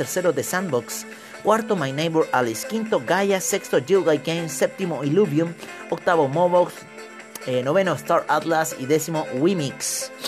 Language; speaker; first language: Spanish; native; Spanish